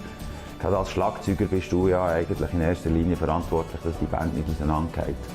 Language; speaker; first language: German; native; German